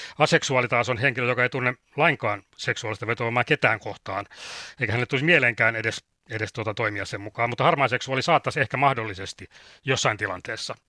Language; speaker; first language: Finnish; native; Finnish